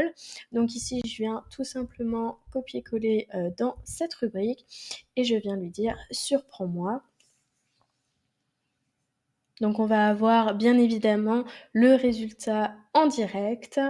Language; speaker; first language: French; native; French